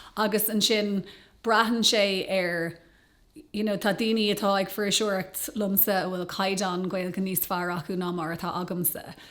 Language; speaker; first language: Irish; non-native, local second language; English